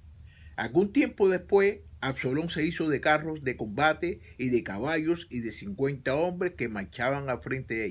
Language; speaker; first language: Spanish; native; Spanish